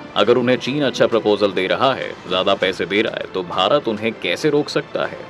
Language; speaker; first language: Hindi; native; Hindi